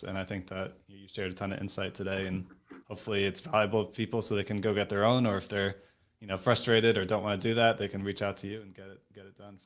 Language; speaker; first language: English; native; English